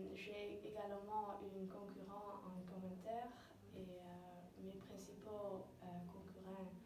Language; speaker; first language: French; non-native, learner; Dutch